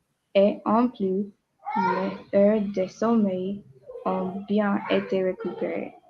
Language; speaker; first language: French; non-native, learner; English